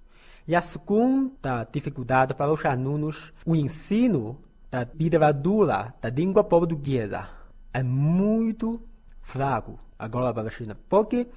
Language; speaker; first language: Portuguese; non-native, learner; Chinese